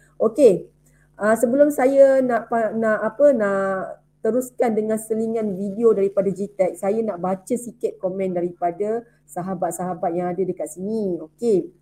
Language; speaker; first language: Malay; native; Malay